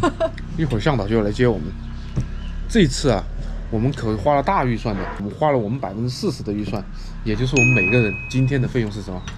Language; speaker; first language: Chinese; native; Chinese